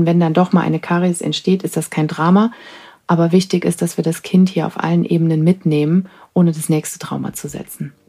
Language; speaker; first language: German; native; German